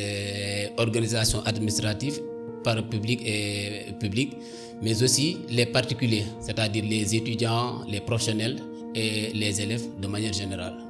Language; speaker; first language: French; non-native, local second language; Wolof